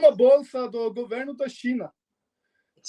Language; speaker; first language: Portuguese; non-native, fluent; Swedish